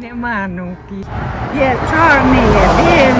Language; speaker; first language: Ukrainian; non-native, local second language; Romanian